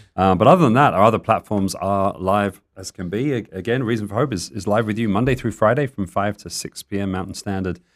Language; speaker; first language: English; native; English